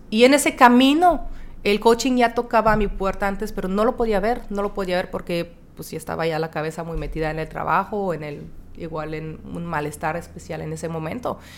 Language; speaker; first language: Spanish; non-native, fluent; French